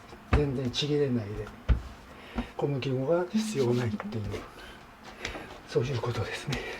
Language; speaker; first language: Japanese; native; Japanese